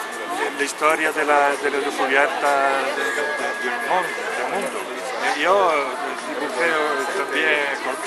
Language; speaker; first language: Spanish; non-native, learner; Italian